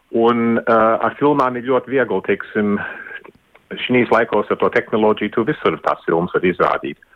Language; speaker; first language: Latvian; early bilingual, heritage; Latvian